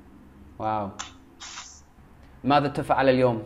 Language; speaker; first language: Arabic; non-native, learner; English